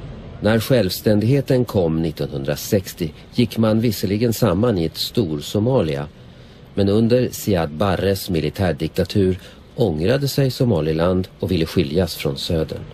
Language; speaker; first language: Swedish; native; Swedish